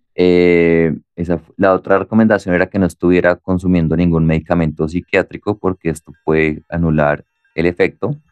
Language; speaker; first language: Spanish; native; Spanish